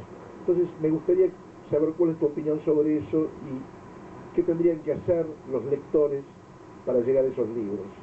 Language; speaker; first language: Spanish; native; Spanish